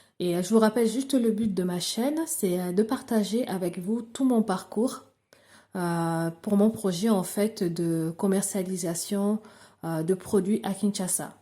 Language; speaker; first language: French; non-native, local second language; Lingala